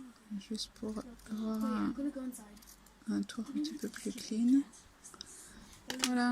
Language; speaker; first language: French; native; French